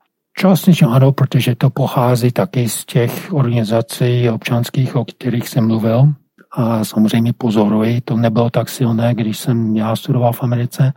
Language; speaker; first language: Czech; non-native, fluent; English